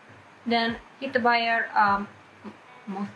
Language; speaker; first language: Indonesian; non-native, learner; English